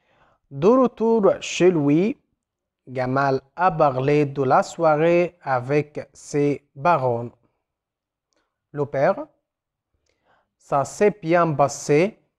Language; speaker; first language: French; non-native, fluent; Arabic